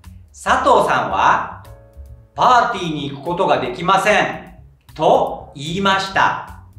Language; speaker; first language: Japanese; non-native, fluent; Indonesian